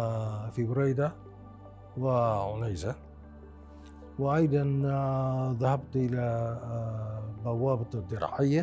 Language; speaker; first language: Arabic; non-native, fluent; Japanese